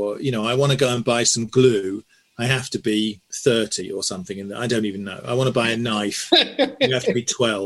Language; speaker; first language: English; native; English